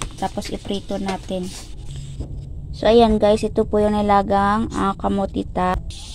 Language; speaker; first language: Filipino; non-native, local second language; Cebuano